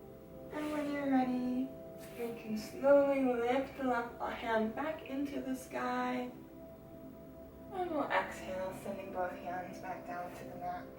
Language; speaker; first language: English; native; English